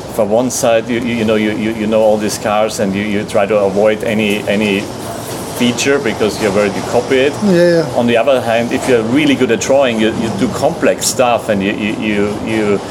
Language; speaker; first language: English; non-native, fluent; German